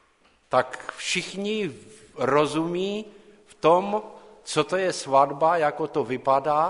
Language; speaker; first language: Czech; non-native, local second language; Polish